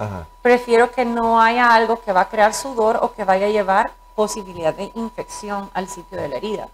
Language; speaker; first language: Spanish; native; Spanish